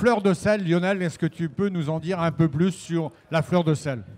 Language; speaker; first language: French; native; French